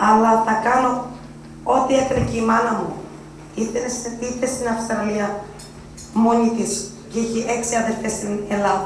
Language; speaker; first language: Greek; early bilingual, heritage; Greek